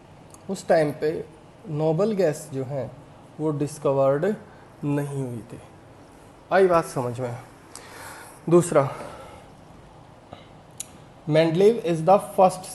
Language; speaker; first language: Hindi; native; Hindi